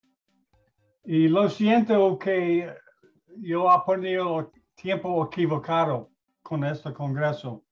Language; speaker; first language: Spanish; non-native, learner; English